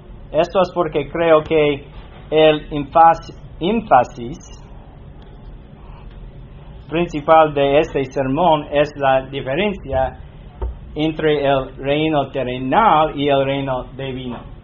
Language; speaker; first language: Spanish; non-native, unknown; English